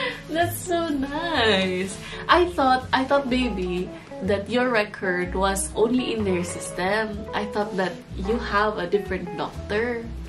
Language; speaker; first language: English; non-native, local second language; Filipino